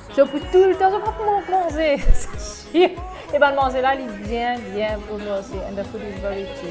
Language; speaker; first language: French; non-native, local second language; Morisyen